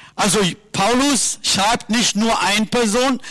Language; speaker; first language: German; non-native, fluent; Sinhala